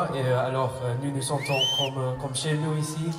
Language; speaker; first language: French; non-native, fluent; English